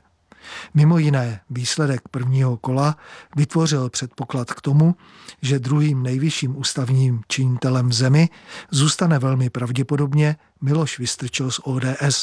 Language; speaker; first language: Czech; native; Czech